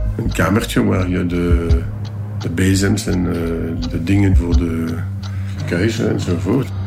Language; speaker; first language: Dutch; non-native, local second language; French